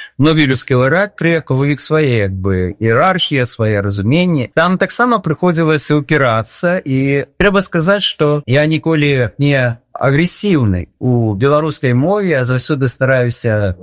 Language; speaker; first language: Belarusian; non-native, local second language; Russian